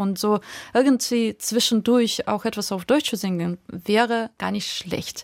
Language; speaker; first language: German; non-native, fluent; Russian